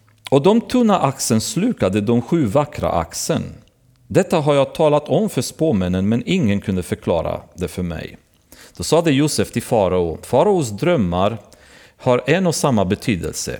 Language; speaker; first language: Swedish; non-native, fluent; Romanian